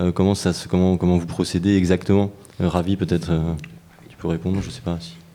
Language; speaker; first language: French; native; French